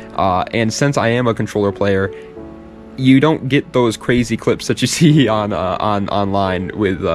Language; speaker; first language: English; native; English